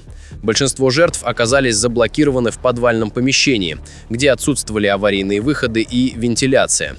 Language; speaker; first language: Russian; native; Russian